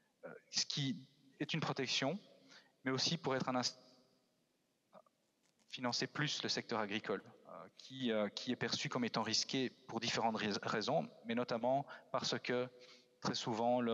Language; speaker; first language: French; native; French